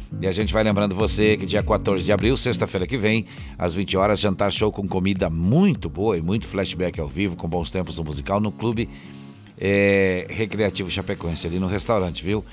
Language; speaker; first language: Portuguese; native; Portuguese